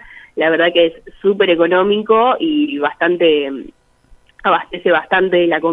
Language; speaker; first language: Spanish; native; Spanish